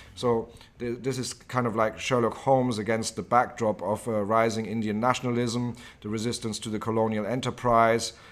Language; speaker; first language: English; non-native, fluent; German